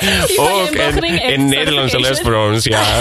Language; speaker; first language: Dutch; non-native, learner; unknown